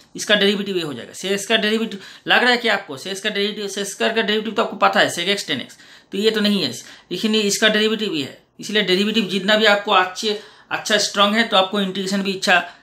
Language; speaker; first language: Hindi; non-native, local second language; Bangla